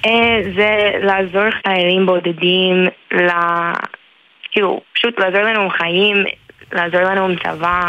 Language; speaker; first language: Hebrew; non-native, learner; English